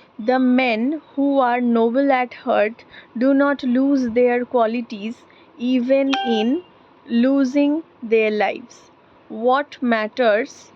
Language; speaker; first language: English; non-native, local second language; Bangla